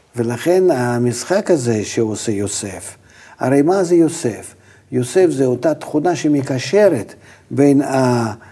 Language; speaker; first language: Hebrew; non-native, fluent; Russian